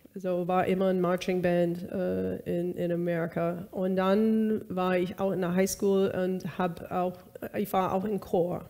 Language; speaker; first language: German; non-native, fluent; English